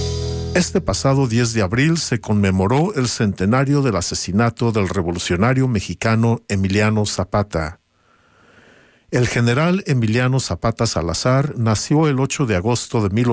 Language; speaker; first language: Spanish; native; Spanish